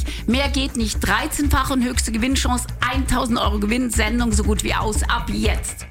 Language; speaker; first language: German; native; German